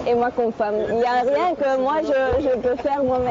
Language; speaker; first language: French; non-native, local second language; Dutch